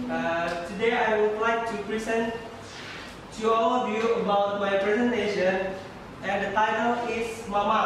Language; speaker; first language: English; non-native, learner; Indonesian